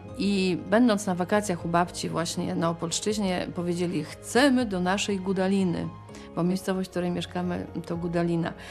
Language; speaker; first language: Polish; native; Polish